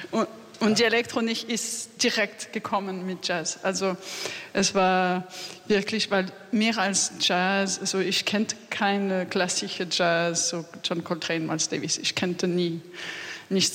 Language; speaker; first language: German; non-native, learner; French